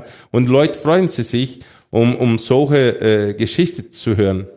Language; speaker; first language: German; non-native, fluent; Portuguese